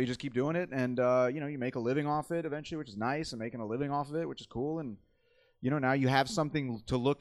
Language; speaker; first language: English; native; English